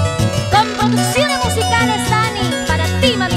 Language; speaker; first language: Spanish; native; Spanish